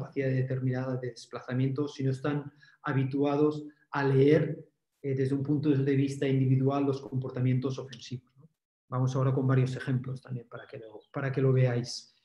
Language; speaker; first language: Spanish; native; Spanish